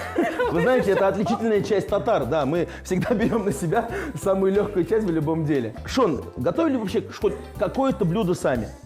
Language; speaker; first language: Russian; native; Russian